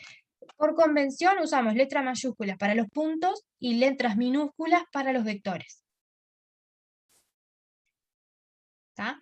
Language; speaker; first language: Spanish; native; Spanish